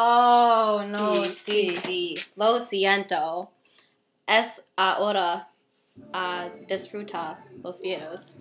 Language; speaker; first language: Spanish; non-native, learner; English